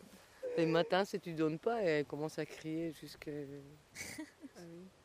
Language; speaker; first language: French; non-native, fluent; Italian